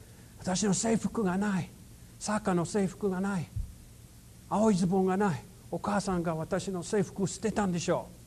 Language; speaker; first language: Japanese; non-native, fluent; English